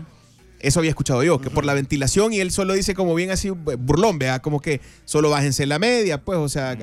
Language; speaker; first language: Spanish; native; Spanish